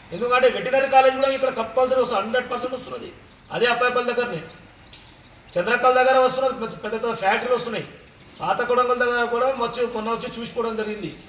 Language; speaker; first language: Telugu; native; Telugu